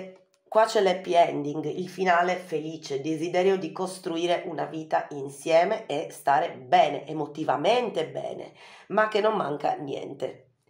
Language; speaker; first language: Italian; native; Italian